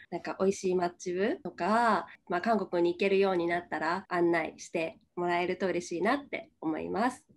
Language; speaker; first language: Japanese; native; Japanese